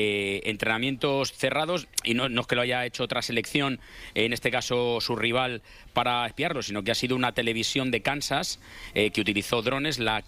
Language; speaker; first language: Spanish; native; Spanish